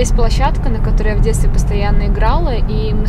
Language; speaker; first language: Russian; native; Russian